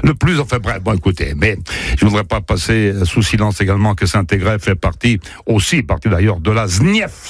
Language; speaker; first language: French; native; French